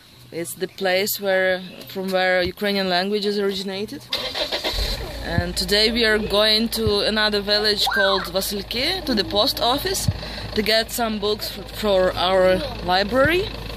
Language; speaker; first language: English; non-native, fluent; Ukrainian